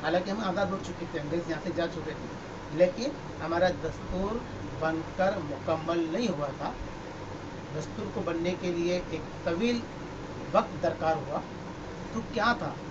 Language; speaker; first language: Urdu; native; Urdu